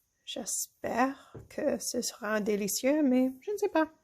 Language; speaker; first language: French; non-native, fluent; English